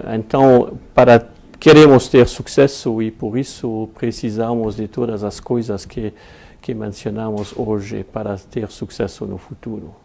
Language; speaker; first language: Portuguese; non-native, fluent; French